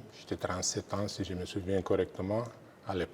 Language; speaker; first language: French; non-native, fluent; Romanian